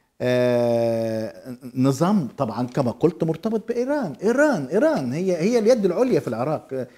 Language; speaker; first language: Arabic; native; Arabic